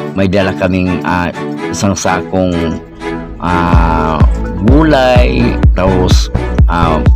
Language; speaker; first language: Filipino; native; Filipino